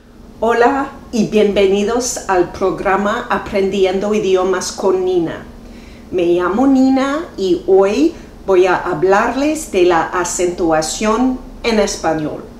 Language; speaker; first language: Spanish; non-native, fluent; English